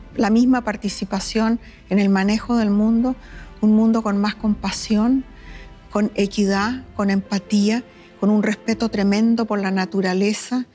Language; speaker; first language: Spanish; native; Spanish